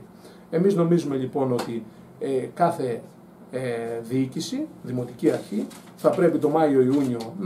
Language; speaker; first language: Greek; native; Greek